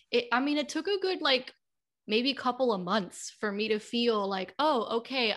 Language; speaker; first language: English; native; English